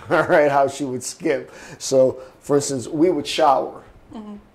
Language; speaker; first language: English; native; English